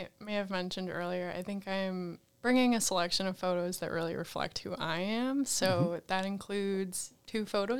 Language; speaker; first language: English; native; English